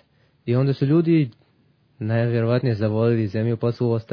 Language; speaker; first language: Serbian; early bilingual, heritage; Serbian